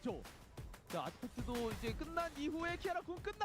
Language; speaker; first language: Korean; native; Korean